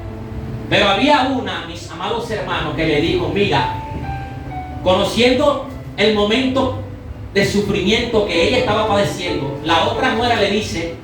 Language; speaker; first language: Spanish; native; Spanish